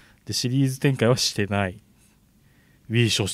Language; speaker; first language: Japanese; native; Japanese